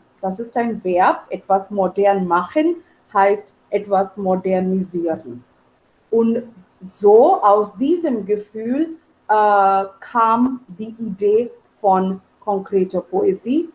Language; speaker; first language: German; non-native, fluent; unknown